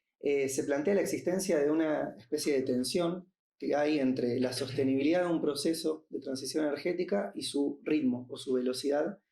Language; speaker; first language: Spanish; native; Spanish